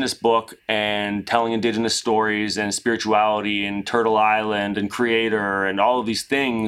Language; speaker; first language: English; native; English